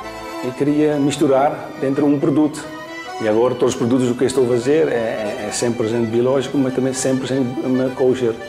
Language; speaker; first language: Portuguese; non-native, learner; Dutch